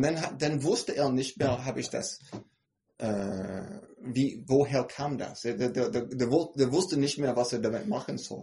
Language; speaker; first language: German; non-native, fluent; English